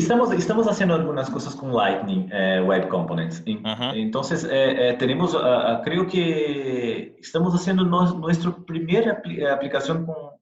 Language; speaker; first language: Spanish; non-native, fluent; Portuguese